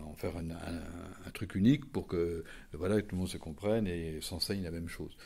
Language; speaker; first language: French; native; French